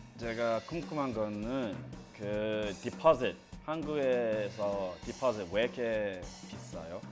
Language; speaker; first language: Korean; non-native, learner; English